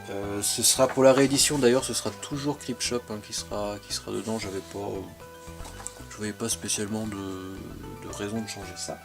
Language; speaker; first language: French; native; French